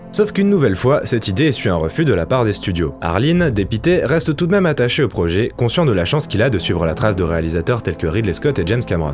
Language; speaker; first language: French; native; French